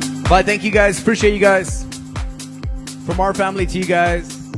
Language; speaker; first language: English; early bilingual, other home language; Spanish